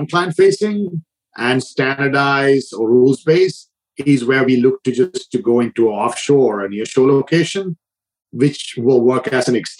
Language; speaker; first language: English; non-native, local second language; Sinhala